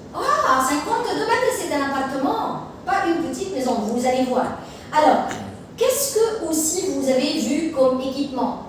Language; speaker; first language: French; non-native, fluent; Arabic